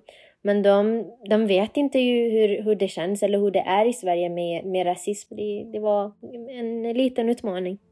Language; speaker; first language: Swedish; non-native, fluent; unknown